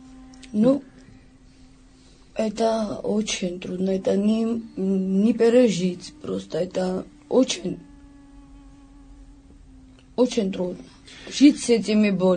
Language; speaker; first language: Russian; non-native, fluent; Georgian